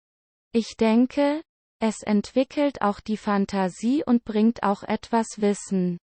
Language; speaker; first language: German; non-native, learner; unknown